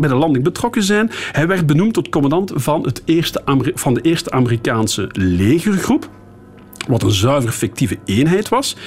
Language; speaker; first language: Dutch; native; Dutch